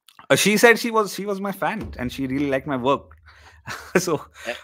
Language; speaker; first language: English; non-native, local second language; Marathi